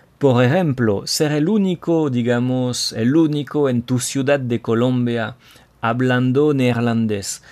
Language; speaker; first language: Spanish; non-native, fluent; French